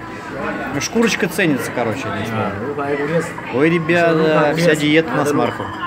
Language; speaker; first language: Russian; native; Russian